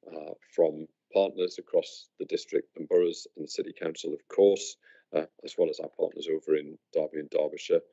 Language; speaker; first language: English; native; English